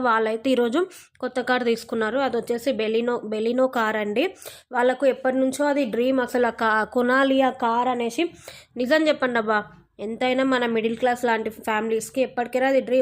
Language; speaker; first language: Telugu; native; Telugu